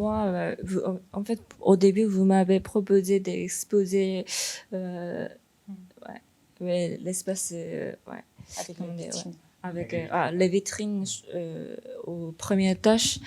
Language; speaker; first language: French; non-native, fluent; Korean